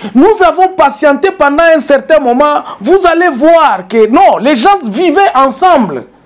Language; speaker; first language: French; non-native, local second language; Swahili